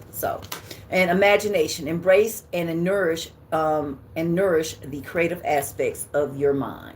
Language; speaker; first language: English; native; English